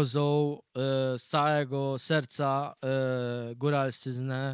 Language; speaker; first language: Polish; early bilingual, heritage; Polish